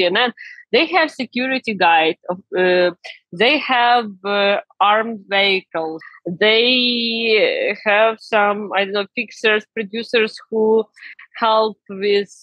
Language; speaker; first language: English; non-native, learner; Ukrainian